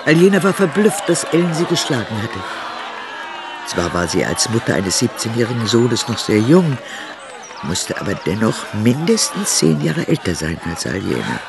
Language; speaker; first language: German; native; German